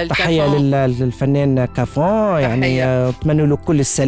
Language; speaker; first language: Arabic; native; Arabic